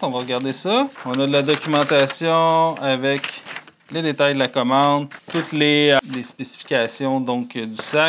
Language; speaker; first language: French; native; French